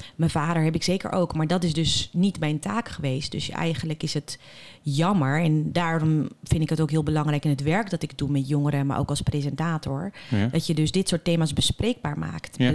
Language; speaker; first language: Dutch; early bilingual, other home language; Bosnian